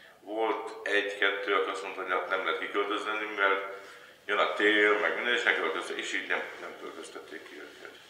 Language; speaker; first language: Hungarian; native; Hungarian